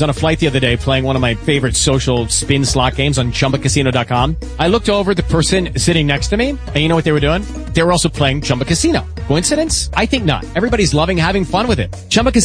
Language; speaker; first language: English; native; English